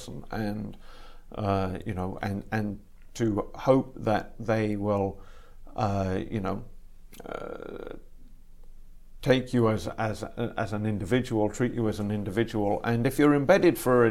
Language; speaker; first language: English; native; English